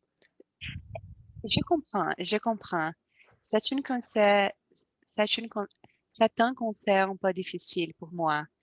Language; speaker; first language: French; non-native, learner; Portuguese